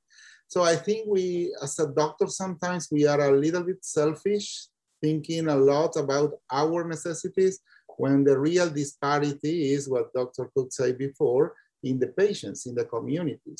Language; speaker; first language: English; non-native, fluent; Spanish